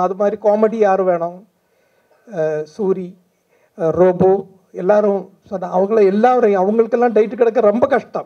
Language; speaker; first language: Tamil; non-native, fluent; Malayalam